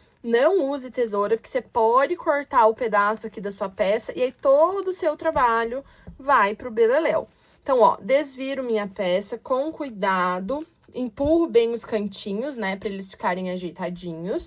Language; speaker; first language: Portuguese; native; Portuguese